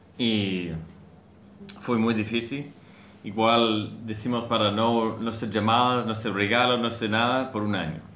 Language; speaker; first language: Spanish; non-native, learner; English